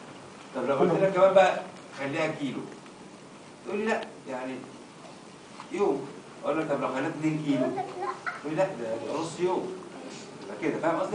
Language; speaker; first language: Arabic; native; Arabic